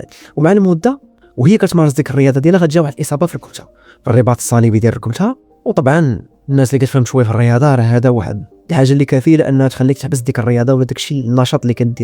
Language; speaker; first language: Arabic; native; Arabic